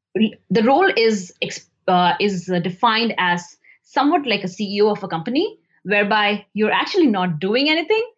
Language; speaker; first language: English; non-native, local second language; Hindi